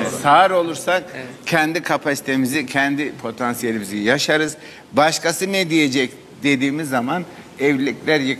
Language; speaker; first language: Turkish; native; Turkish